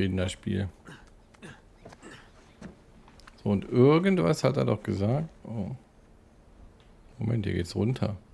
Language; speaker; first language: German; native; German